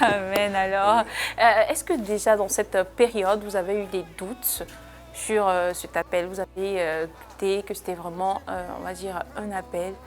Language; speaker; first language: French; native; French